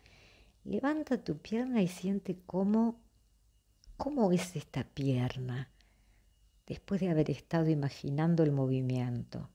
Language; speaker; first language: Spanish; native; Spanish